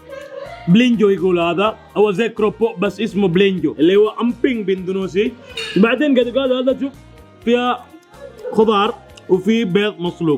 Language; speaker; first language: Arabic; native; Arabic